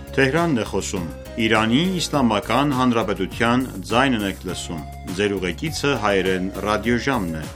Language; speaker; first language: Armenian; early bilingual, heritage; Armenian